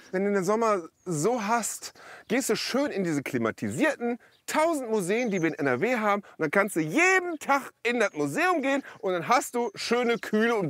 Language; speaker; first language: German; native; German